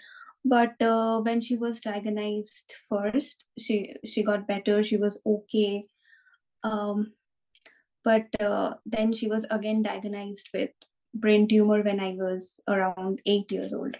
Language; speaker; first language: English; non-native, local second language; Bangla